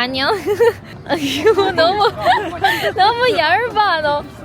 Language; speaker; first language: Korean; non-native, learner; Chinese